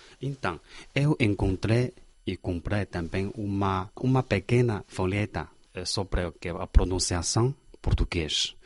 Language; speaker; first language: Portuguese; non-native, learner; Chinese